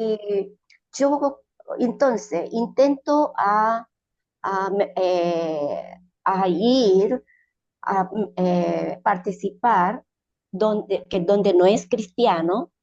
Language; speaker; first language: Spanish; non-native, learner; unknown